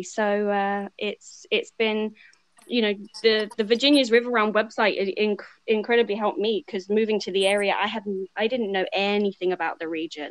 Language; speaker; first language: English; native; English